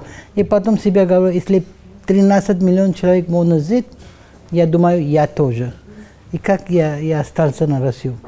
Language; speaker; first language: Russian; non-native, learner; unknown